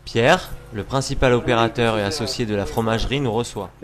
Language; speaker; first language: French; native; French